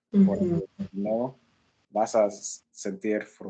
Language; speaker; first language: Spanish; non-native, fluent; English